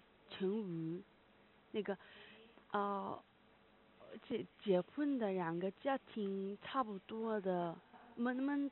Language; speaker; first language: Chinese; non-native, learner; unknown